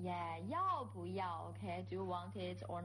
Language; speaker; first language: English; non-native, fluent; Chinese